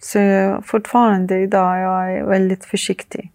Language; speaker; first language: Swedish; early bilingual, other home language; Arabic